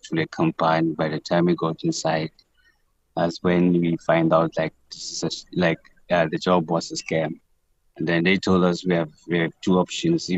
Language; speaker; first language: English; non-native, local second language; Southern Sotho